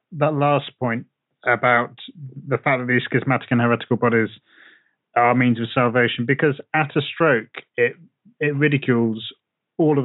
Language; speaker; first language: English; native; English